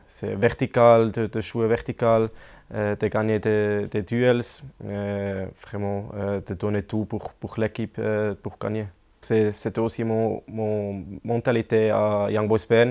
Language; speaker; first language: French; non-native, local second language; German